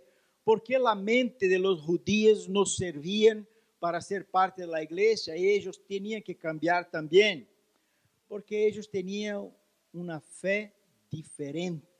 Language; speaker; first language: Spanish; non-native, learner; Portuguese